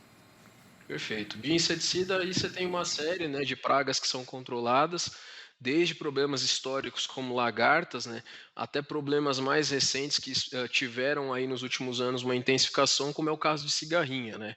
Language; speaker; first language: Portuguese; native; Portuguese